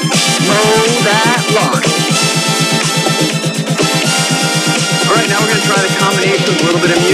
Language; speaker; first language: English; native; English